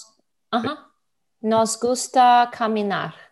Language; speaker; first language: Spanish; non-native, learner; Russian